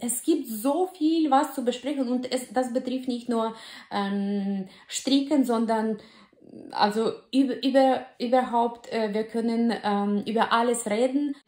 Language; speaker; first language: German; non-native, fluent; Russian